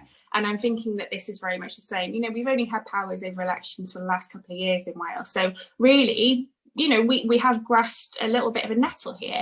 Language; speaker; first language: English; native; English